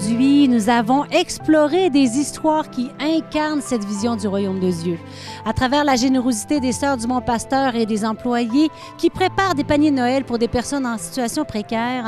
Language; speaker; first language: French; native; French